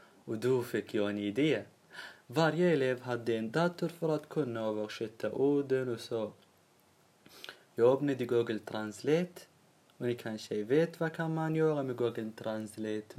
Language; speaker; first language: Swedish; non-native, learner; Arabic